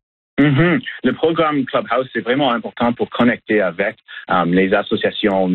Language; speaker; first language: French; non-native, learner; English